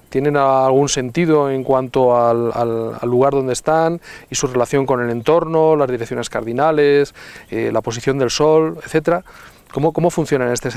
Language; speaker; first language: Spanish; native; Spanish